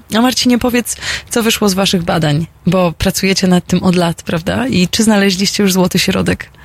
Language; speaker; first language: Polish; native; Polish